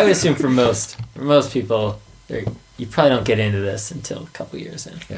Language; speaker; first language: English; native; English